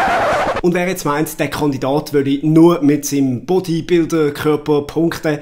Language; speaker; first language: German; native; German